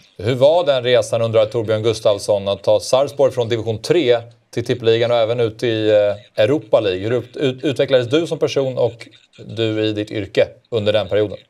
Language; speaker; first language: Swedish; native; Swedish